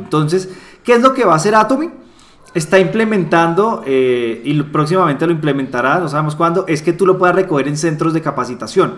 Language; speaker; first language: Spanish; native; Spanish